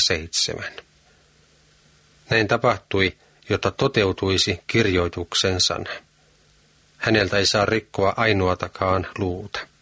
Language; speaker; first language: Finnish; native; Finnish